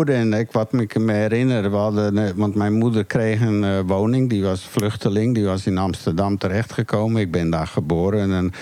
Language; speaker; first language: Dutch; early bilingual, other home language; Hungarian